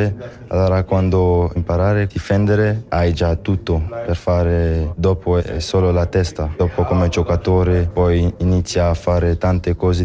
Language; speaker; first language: Italian; non-native, local second language; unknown